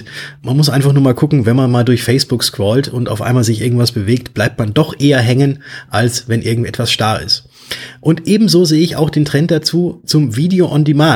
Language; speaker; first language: German; native; German